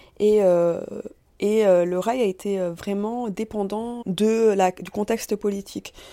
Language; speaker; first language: French; native; French